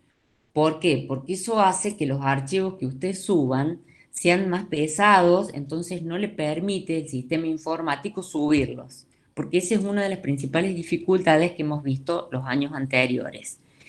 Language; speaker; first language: Spanish; native; Spanish